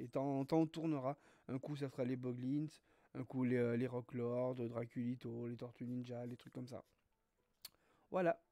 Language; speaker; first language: French; native; French